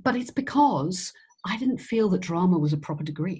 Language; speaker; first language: English; native; English